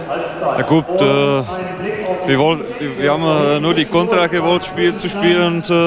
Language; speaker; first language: German; non-native, learner; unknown